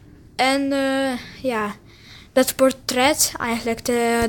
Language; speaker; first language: Dutch; non-native, learner; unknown